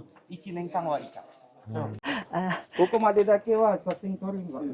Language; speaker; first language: Japanese; non-native, learner; Indonesian